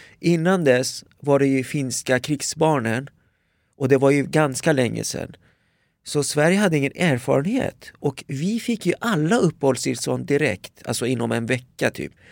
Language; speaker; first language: Swedish; early bilingual, other home language; Persian